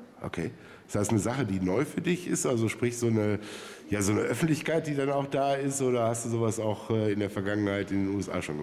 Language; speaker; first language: German; native; German